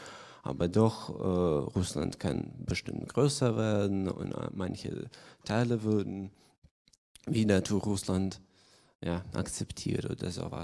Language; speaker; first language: German; non-native, fluent; Russian